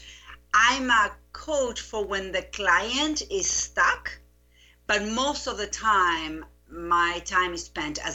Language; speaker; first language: English; non-native, fluent; Spanish